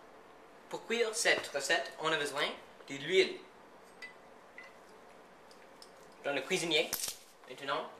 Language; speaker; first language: French; non-native, learner; English